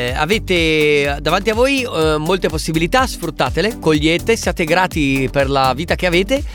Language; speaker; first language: Italian; native; Italian